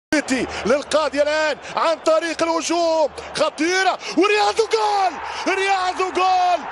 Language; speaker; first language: Arabic; native; Arabic